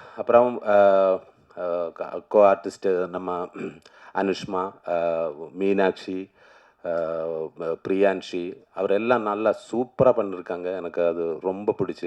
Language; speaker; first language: Tamil; non-native, learner; Malayalam